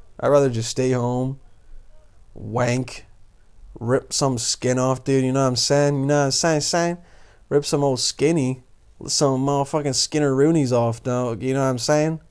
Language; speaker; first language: English; early bilingual, other home language; Bosnian